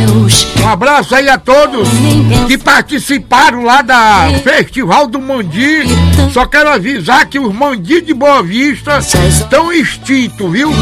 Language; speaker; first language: Portuguese; native; Portuguese